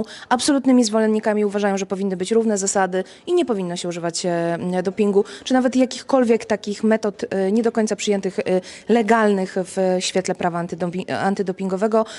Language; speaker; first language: Polish; native; Polish